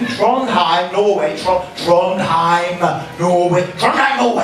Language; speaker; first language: English; native; English